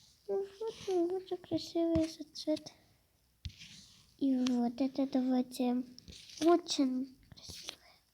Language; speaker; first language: Russian; non-native, local second language; Kazakh